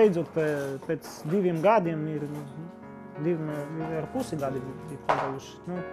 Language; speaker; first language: Latvian; non-native, learner; Polish